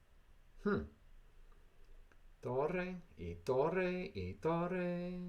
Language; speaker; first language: Spanish; non-native, learner; English